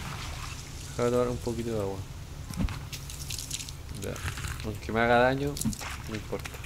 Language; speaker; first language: Spanish; native; Spanish